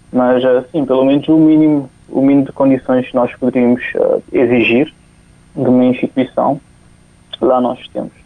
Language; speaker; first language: Portuguese; non-native, local second language; Kabuverdianu